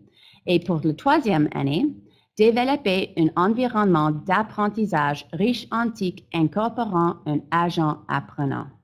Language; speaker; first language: French; non-native, fluent; English